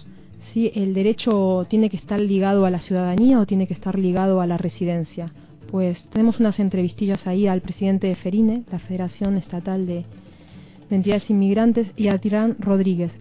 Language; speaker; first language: Spanish; native; Spanish